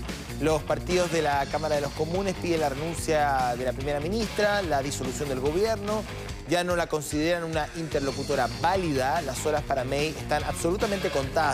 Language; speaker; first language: Spanish; native; Spanish